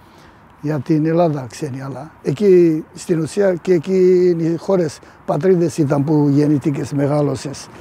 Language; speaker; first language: Greek; non-native, fluent; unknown